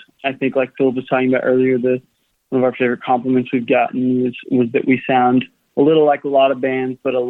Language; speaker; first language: English; native; English